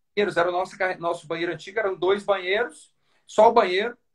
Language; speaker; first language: Portuguese; native; Portuguese